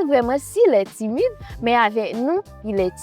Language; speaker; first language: French; non-native, local second language; Haitian Creole